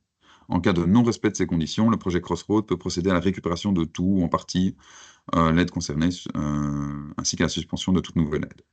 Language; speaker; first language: French; native; French